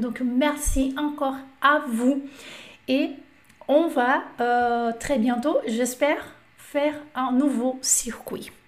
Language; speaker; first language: French; non-native, fluent; Portuguese